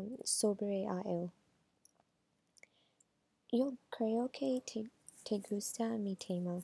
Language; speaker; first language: Spanish; non-native, learner; English